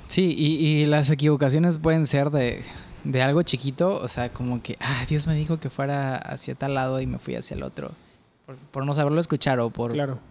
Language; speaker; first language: Spanish; native; Spanish